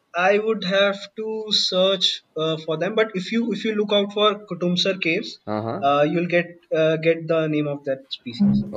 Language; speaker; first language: English; non-native, local second language; Hindi